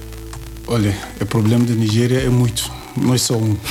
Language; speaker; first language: Portuguese; non-native, learner; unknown